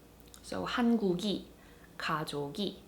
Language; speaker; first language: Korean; early bilingual, heritage; Korean